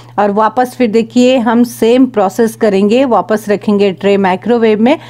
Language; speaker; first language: Hindi; native; Hindi